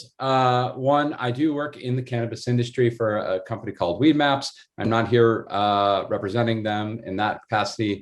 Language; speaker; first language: English; native; English